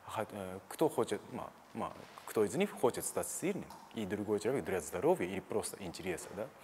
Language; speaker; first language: Russian; non-native, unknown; Japanese